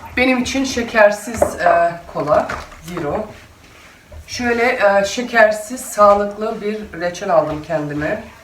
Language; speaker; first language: Turkish; early bilingual, heritage; Turkish